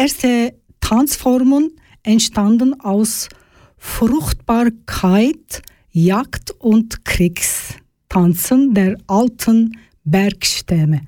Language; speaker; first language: German; non-native, learner; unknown